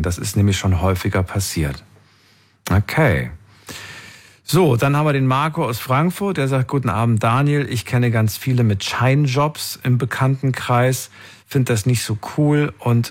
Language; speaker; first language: German; native; German